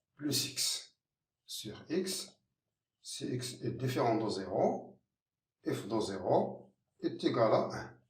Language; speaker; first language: French; non-native, local second language; Arabic